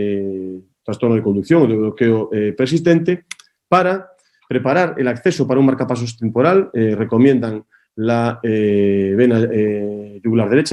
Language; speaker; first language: Spanish; native; Spanish